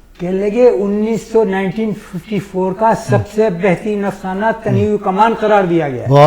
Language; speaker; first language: Urdu; native; Urdu